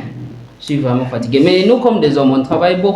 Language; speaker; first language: French; non-native, learner; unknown